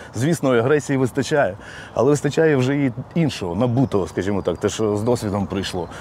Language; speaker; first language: Ukrainian; non-native, local second language; Russian